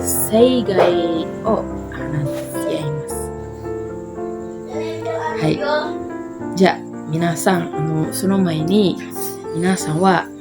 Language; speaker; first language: Japanese; non-native, learner; Indonesian